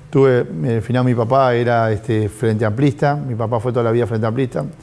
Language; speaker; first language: Spanish; native; Spanish